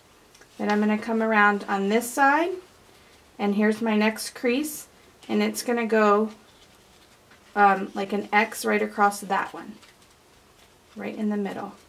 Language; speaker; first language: English; native; English